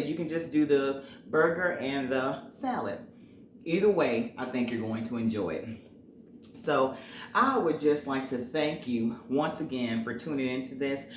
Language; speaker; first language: English; native; English